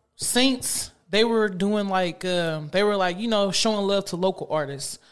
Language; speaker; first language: English; native; English